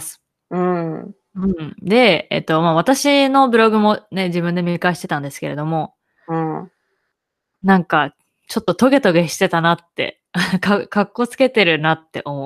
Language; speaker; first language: Japanese; native; Japanese